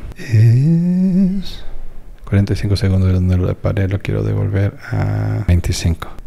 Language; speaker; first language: Spanish; non-native, fluent; English